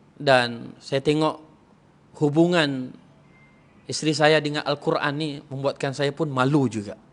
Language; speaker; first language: Malay; non-native, local second language; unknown